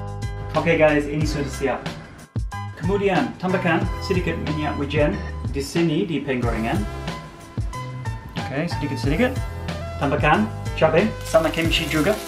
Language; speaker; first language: Indonesian; non-native, learner; English